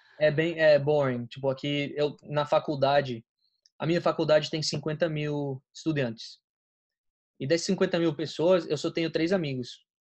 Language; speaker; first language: Portuguese; non-native, fluent; Spanish